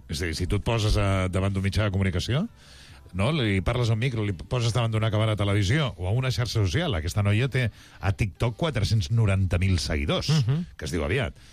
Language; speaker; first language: Catalan; native; Catalan